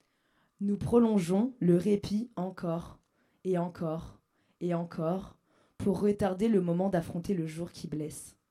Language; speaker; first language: French; native; French